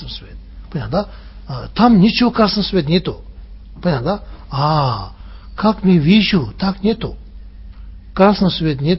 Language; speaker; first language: Russian; non-native, learner; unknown